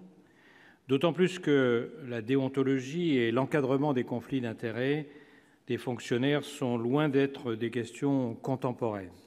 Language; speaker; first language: French; native; French